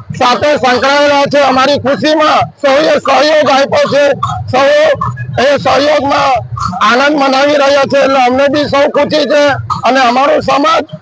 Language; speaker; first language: Gujarati; non-native, local second language; Gamit